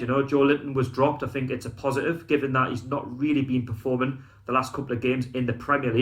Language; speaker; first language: English; native; English